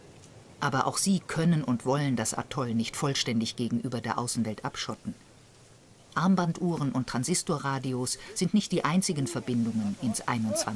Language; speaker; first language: German; native; German